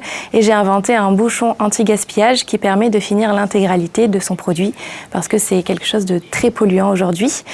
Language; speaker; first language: French; native; French